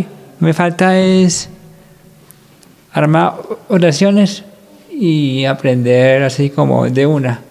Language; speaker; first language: Spanish; non-native, local second language; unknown